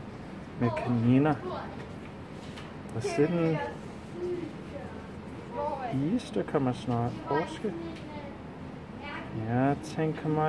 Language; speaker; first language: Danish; non-native, fluent; English